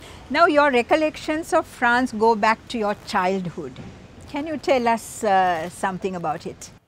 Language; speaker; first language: English; non-native, local second language; Sinhala